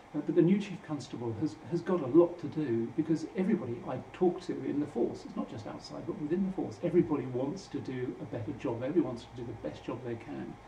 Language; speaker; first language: English; native; English